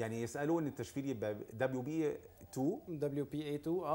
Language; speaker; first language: Arabic; native; Arabic